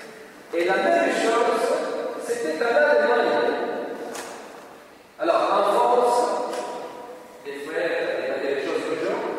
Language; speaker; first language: French; non-native, learner; Italian